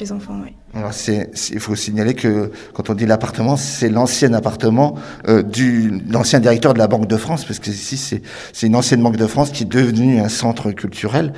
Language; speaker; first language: French; native; French